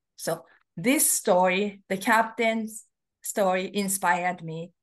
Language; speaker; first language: English; non-native, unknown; Japanese